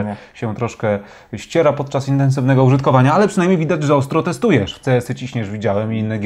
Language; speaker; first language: Polish; native; Polish